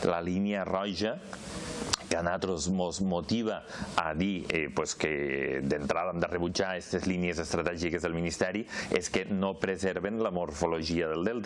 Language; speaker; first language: Catalan; native; Catalan